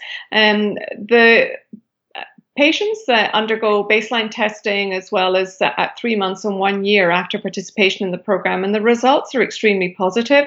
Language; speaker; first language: English; native; English